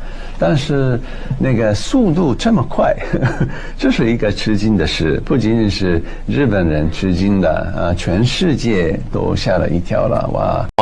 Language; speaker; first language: Chinese; non-native, fluent; Japanese